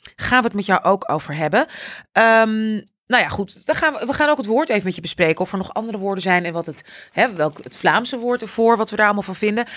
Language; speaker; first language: Dutch; native; Dutch